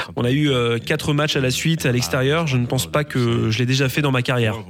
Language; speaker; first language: French; non-native, fluent; English